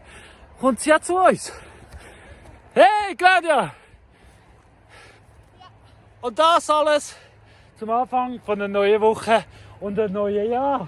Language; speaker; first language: German; non-native, fluent; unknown